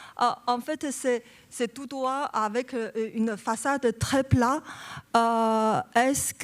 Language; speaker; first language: French; non-native, learner; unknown